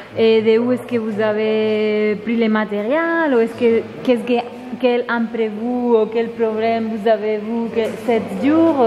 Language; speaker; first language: French; non-native, learner; Spanish